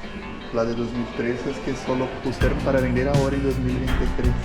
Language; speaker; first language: Spanish; non-native, fluent; Portuguese